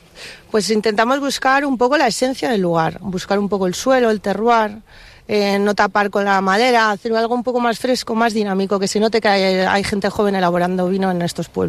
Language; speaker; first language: Spanish; native; Spanish